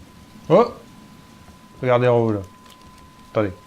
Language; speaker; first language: French; native; French